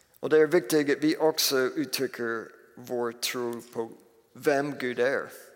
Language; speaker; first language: Swedish; non-native, fluent; English